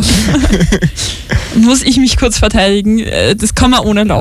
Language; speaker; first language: German; native; German